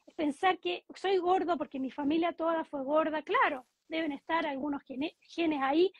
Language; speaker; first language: Spanish; native; Spanish